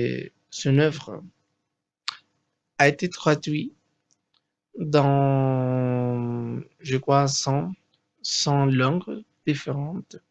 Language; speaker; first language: French; non-native, learner; Spanish